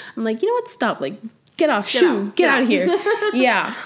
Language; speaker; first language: English; early bilingual, other home language; Spanish